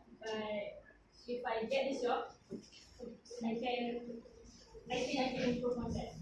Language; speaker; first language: English; non-native, local second language; Malay